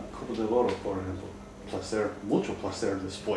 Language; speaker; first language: Spanish; non-native, learner; English